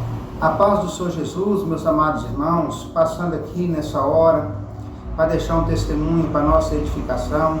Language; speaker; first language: Portuguese; native; Portuguese